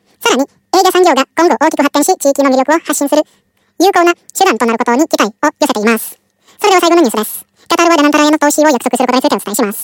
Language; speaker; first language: Japanese; non-native, fluent; Indonesian